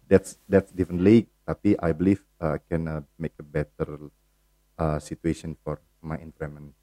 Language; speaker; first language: English; non-native, fluent; Indonesian